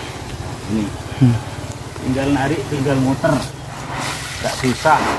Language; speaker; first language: Indonesian; non-native, local second language; Madurese